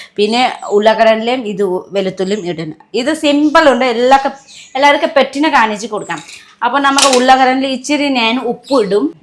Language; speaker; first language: Malayalam; non-native, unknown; Nepali